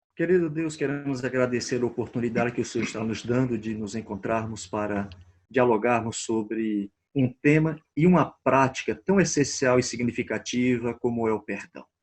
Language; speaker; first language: Portuguese; native; Portuguese